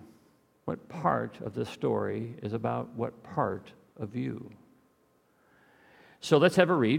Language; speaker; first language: English; native; English